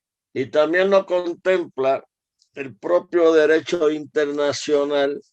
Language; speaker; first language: Spanish; native; Spanish